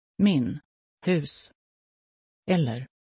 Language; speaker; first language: Swedish; non-native, learner; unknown